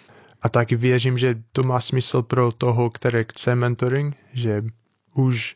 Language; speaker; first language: Czech; non-native, fluent; English